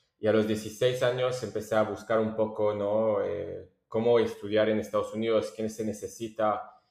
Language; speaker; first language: Spanish; non-native, fluent; French